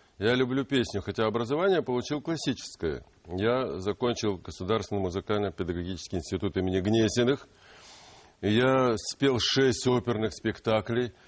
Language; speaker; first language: Russian; non-native, local second language; Ukrainian